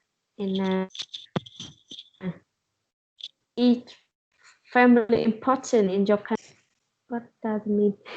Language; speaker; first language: English; non-native, learner; Vietnamese